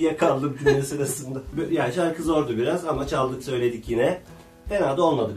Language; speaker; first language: Turkish; native; Turkish